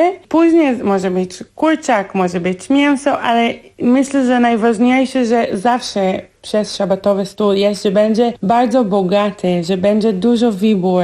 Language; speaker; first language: Polish; non-native, learner; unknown